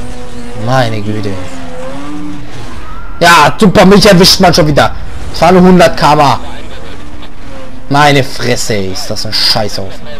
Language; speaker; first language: German; native; German